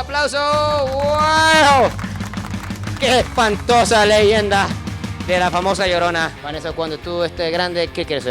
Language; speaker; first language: Spanish; non-native, fluent; Japanese